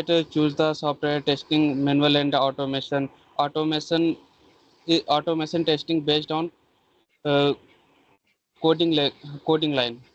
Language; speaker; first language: English; non-native, learner; Hindi